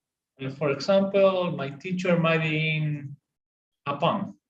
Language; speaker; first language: English; non-native, learner; Spanish